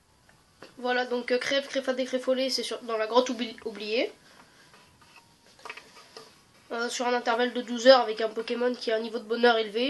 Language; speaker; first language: French; native; French